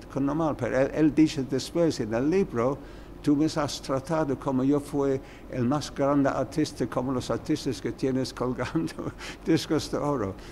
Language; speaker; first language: Spanish; non-native, learner; English